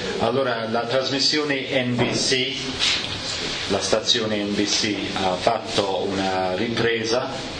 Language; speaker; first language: Italian; native; Italian